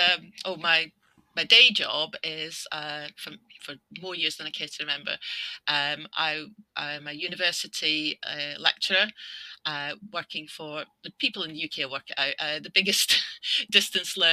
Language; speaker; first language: English; native; English